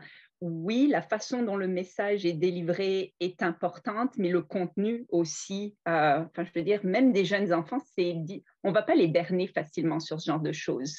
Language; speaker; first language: French; native; French